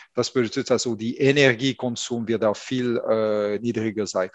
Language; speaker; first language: German; non-native, fluent; French